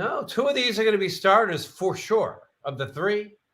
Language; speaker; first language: English; native; English